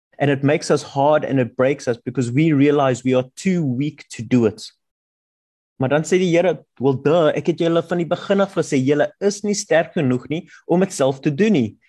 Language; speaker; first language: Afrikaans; non-native, local second language; German